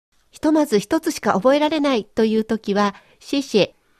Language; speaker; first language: Japanese; native; Japanese